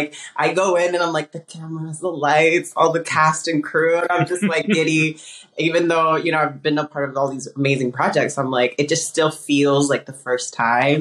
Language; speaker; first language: English; early bilingual, other home language; Spanish